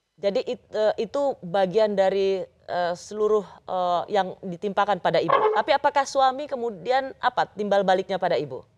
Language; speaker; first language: Indonesian; native; Indonesian